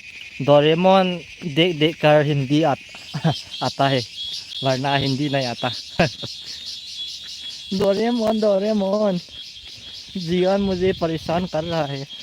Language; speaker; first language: Hindi; non-native, local second language; Thado Chin